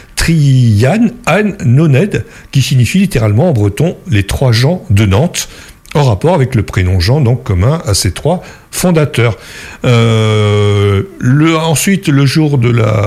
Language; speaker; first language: French; native; French